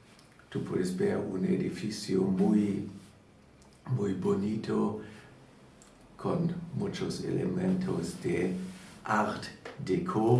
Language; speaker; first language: Spanish; non-native, learner; German